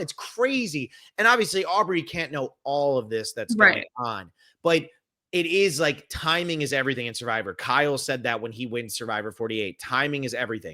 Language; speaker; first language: English; native; English